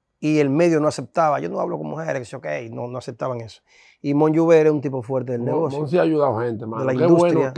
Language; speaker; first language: Spanish; native; Spanish